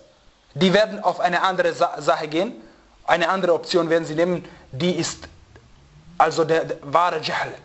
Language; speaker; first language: German; non-native, fluent; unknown